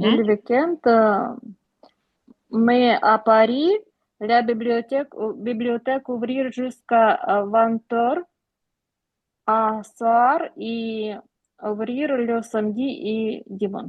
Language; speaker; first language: French; non-native, learner; Ukrainian